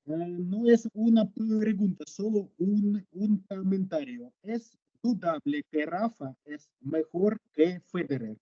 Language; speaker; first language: Spanish; non-native, learner; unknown